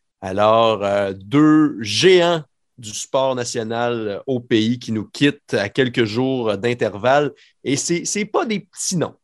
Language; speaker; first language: French; native; French